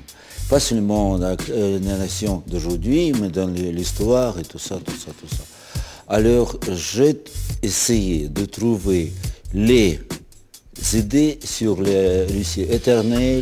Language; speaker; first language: French; non-native, fluent; Russian